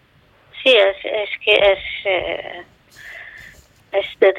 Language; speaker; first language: Spanish; non-native, fluent; Arabic